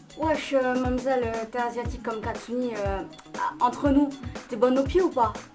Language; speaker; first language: French; native; French